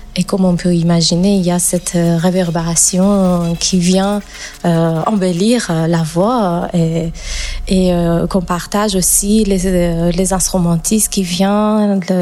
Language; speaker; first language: French; non-native, fluent; Persian